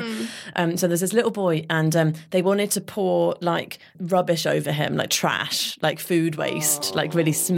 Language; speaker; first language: English; native; English